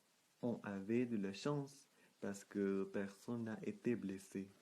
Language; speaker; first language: French; non-native, learner; Spanish